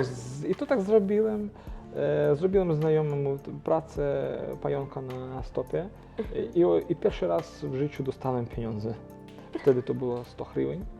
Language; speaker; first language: Polish; non-native, local second language; Ukrainian